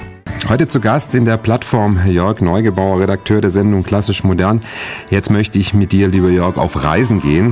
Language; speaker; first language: German; native; German